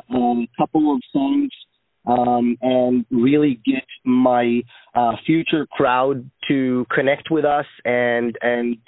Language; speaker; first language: English; non-native, fluent; Hebrew